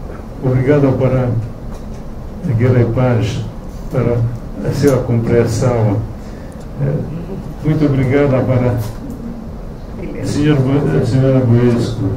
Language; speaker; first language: Portuguese; non-native, learner; Romanian